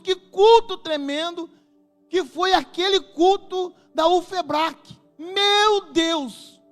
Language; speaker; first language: Portuguese; native; Portuguese